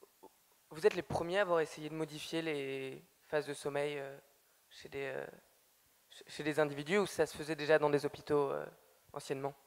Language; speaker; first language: French; native; French